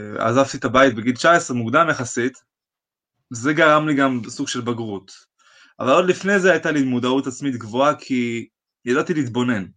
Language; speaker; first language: Hebrew; native; Hebrew